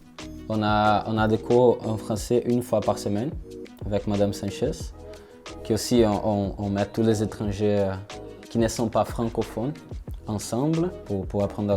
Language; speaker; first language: French; non-native, learner; Portuguese